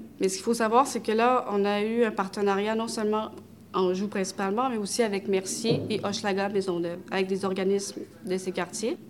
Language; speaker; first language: French; native; French